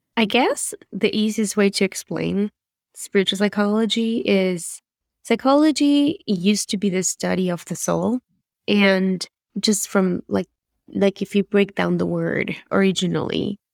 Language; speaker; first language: English; non-native, fluent; Spanish